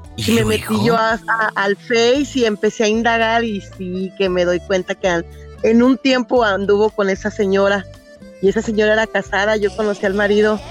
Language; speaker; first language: Spanish; native; Spanish